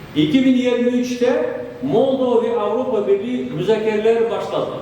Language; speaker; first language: Turkish; non-native, fluent; Romanian